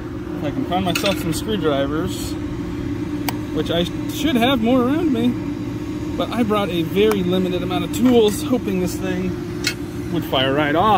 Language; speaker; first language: English; native; English